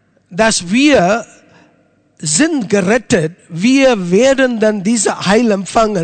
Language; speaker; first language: German; non-native, fluent; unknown